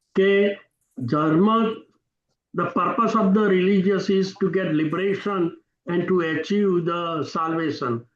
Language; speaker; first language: English; non-native, local second language; Gujarati